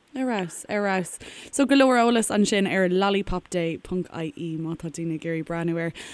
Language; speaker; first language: Irish; native; Irish